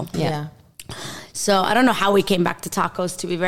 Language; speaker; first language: English; native; English